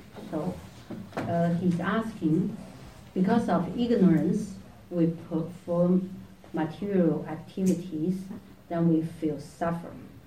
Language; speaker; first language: English; non-native, fluent; Chinese